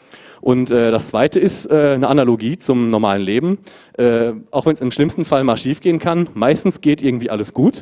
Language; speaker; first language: German; native; German